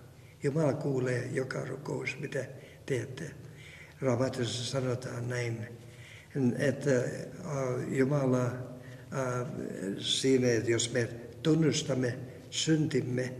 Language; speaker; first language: Finnish; non-native, fluent; Russian